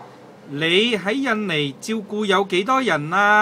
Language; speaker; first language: Cantonese; native; Cantonese